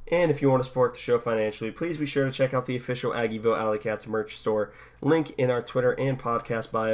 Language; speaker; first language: English; native; English